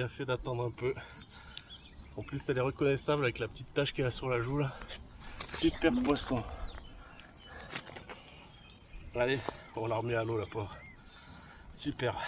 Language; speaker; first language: French; native; French